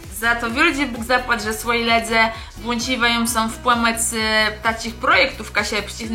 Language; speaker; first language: Polish; non-native, local second language; Kashubian